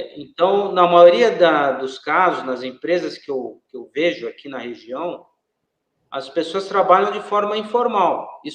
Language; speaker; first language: Portuguese; native; Portuguese